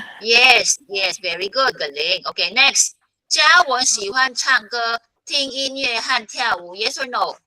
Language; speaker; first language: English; non-native, local second language; Filipino